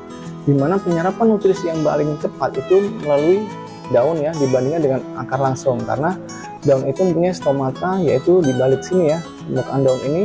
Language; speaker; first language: Indonesian; native; Indonesian